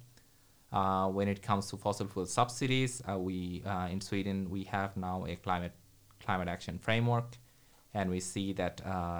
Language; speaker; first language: English; non-native, local second language; Bangla